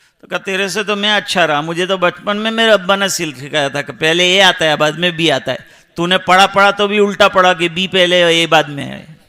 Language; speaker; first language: Urdu; non-native, local second language; Gujarati